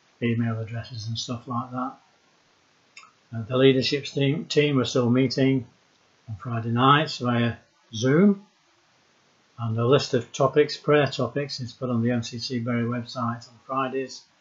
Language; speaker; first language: English; native; English